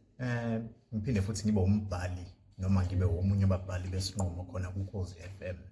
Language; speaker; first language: Zulu; native; Zulu